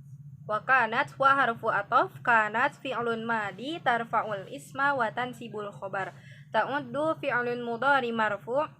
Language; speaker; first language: Arabic; non-native, learner; Indonesian